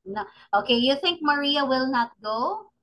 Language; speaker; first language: English; non-native, fluent; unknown